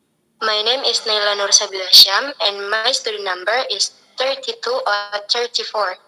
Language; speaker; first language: English; non-native, learner; Indonesian